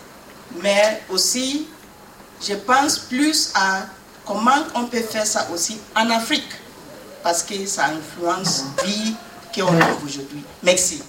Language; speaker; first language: French; non-native, learner; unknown